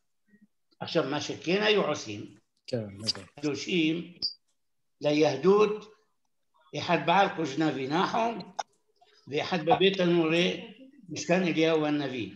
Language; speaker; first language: Hebrew; non-native, fluent; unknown